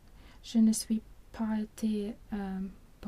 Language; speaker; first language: French; non-native, learner; Swedish